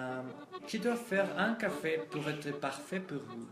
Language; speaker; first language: French; non-native, learner; Spanish